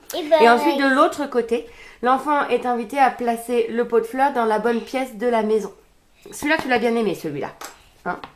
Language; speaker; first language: French; native; French